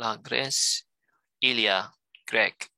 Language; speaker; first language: French; non-native, learner; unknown